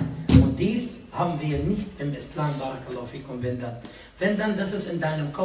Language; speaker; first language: German; non-native, fluent; Arabic